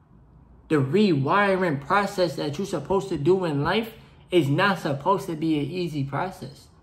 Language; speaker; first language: English; native; English